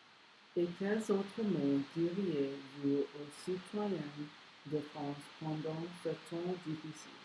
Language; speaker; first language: French; non-native, learner; English